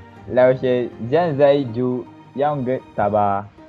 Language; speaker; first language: Chinese; non-native, learner; Malay